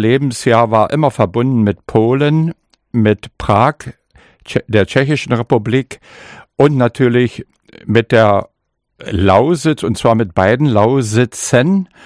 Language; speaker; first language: German; non-native, local second language; Upper Sorbian